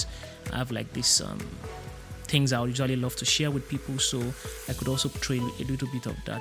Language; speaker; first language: English; non-native, local second language; Yoruba